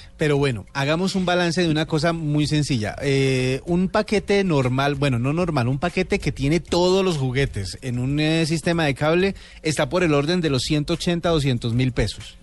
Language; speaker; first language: Spanish; native; Spanish